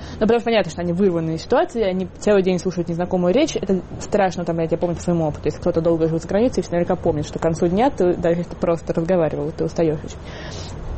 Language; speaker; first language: Russian; native; Russian